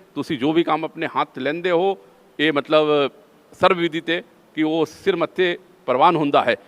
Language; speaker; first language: Hindi; non-native, local second language; Punjabi